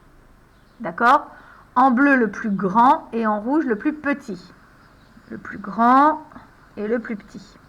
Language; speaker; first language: French; native; French